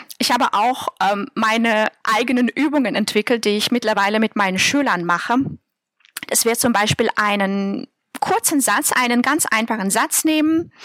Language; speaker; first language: German; non-native, fluent; Russian